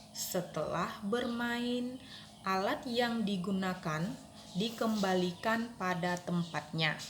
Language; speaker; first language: Indonesian; native; Indonesian